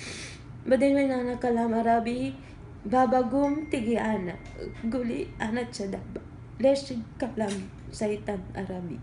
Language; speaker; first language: Arabic; non-native, learner; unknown